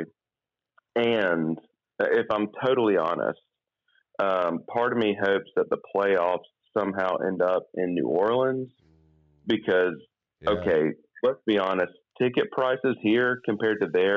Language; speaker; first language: English; native; English